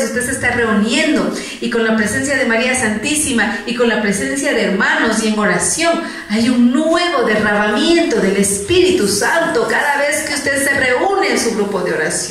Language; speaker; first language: Spanish; native; Spanish